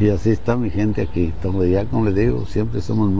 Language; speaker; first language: Spanish; native; Spanish